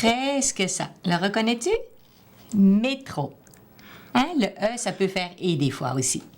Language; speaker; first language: French; native; French